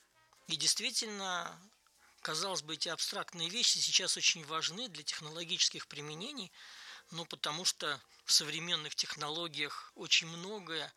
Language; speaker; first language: Russian; native; Russian